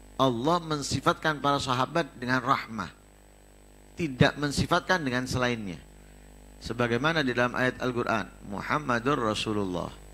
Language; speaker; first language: Indonesian; non-native, local second language; Javanese